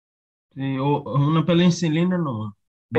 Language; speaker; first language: Spanish; non-native, learner; Portuguese